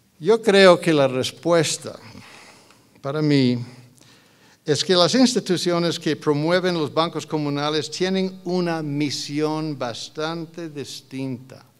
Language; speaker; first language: Spanish; non-native, fluent; English